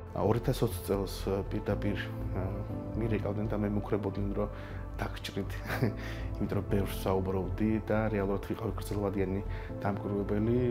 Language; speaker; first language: Georgian; non-native, local second language; Azerbaijani